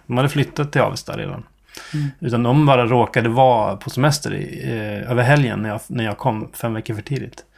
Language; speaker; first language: Swedish; native; Swedish